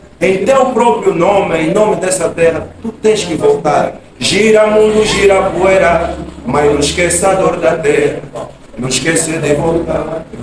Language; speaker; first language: Portuguese; native; Portuguese